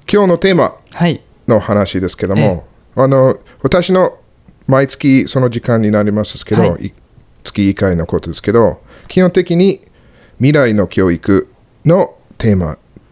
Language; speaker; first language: Japanese; non-native, learner; English